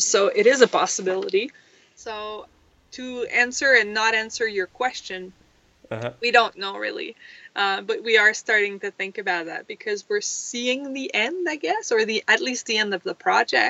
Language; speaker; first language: English; non-native, fluent; French